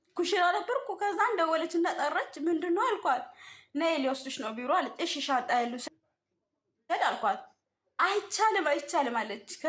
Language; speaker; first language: Amharic; non-native, local second language; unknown